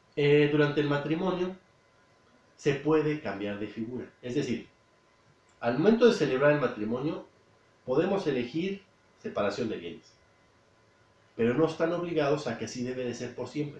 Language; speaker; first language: Spanish; native; Spanish